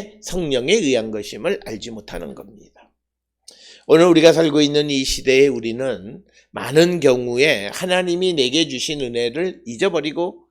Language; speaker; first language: Korean; native; Korean